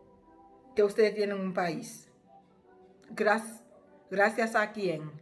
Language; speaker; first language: Spanish; non-native, fluent; Haitian Creole